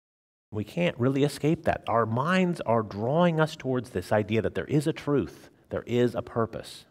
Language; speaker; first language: English; native; English